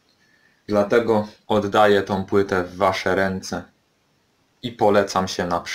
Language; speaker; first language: Polish; native; Polish